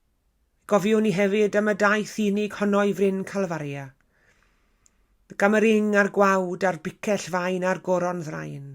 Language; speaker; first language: Welsh; native; Welsh